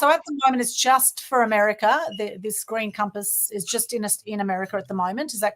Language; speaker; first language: English; native; English